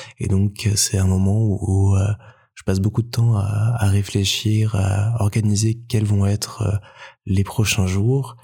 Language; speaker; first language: French; native; French